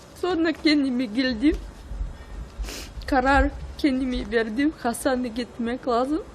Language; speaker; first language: Turkish; non-native, learner; Russian